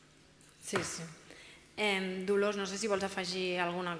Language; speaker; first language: Catalan; native; Catalan